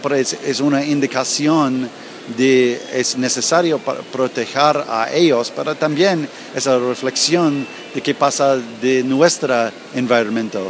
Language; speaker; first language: Spanish; non-native, learner; English